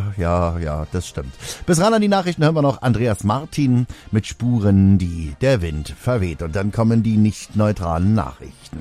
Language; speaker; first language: German; native; German